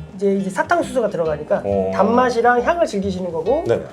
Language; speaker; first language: Korean; native; Korean